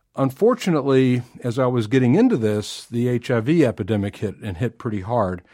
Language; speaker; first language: English; native; English